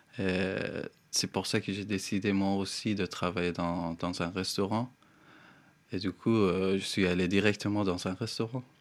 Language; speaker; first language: French; non-native, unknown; Persian